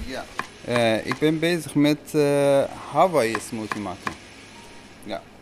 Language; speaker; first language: Dutch; non-native, learner; Persian